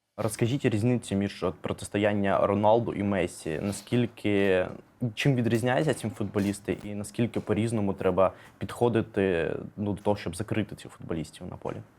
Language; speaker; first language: Ukrainian; native; Ukrainian